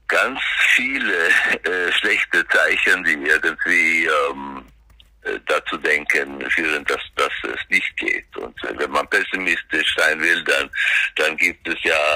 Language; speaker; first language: German; non-native, fluent; Swedish